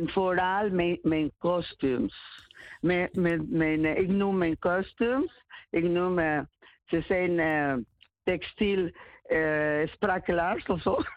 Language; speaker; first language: Dutch; non-native, learner; Spanish